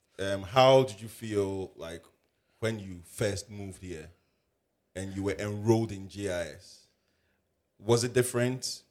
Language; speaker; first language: English; non-native, local second language; Akan